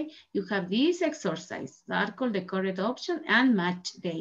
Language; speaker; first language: English; non-native, learner; Spanish